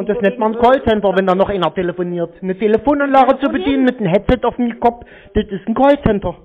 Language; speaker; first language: German; native; German